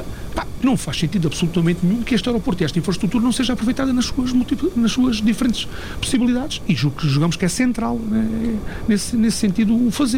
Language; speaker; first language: Portuguese; native; Portuguese